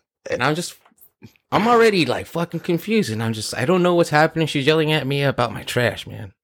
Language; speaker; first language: English; early bilingual, other home language; Spanish